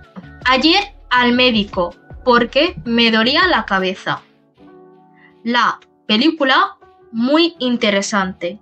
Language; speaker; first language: Spanish; non-native, fluent; Bangla